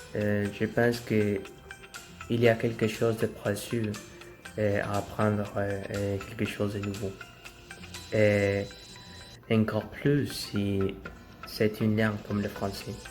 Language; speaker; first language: French; non-native, learner; Spanish